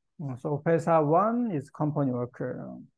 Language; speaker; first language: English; non-native, learner; Korean